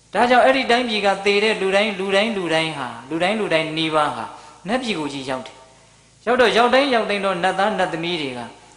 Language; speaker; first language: Burmese; native; Burmese